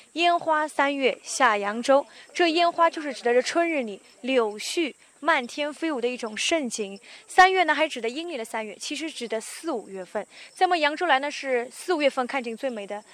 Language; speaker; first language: Chinese; native; Chinese